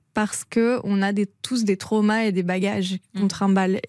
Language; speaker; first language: French; native; French